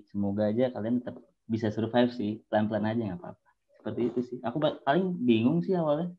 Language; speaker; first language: Indonesian; native; Indonesian